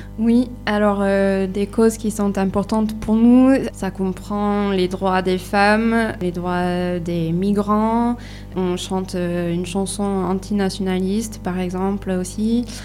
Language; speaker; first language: French; non-native, fluent; English